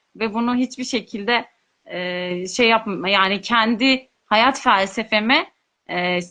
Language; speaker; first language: Turkish; non-native, local second language; Kurdish